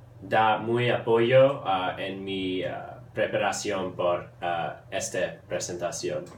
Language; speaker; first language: Spanish; early bilingual, heritage; English